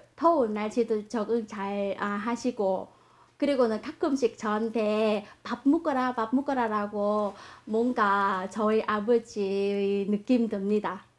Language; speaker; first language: Korean; non-native, fluent; Vietnamese